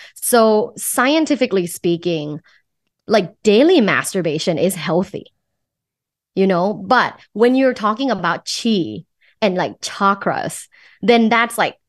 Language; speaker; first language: English; non-native, fluent; Thai